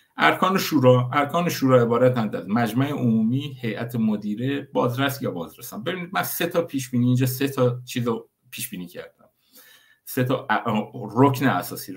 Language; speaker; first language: Persian; non-native, local second language; Kurdish